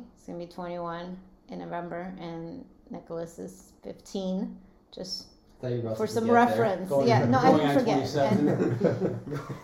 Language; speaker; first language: English; early bilingual, other home language; Latvian